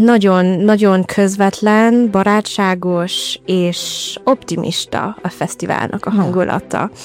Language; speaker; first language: Hungarian; non-native, fluent; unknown